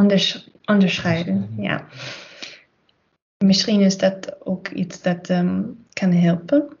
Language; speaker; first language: Dutch; non-native, learner; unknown